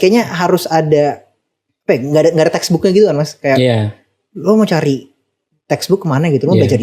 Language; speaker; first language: Indonesian; native; Indonesian